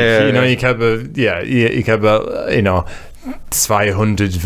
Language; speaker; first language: German; non-native, learner; English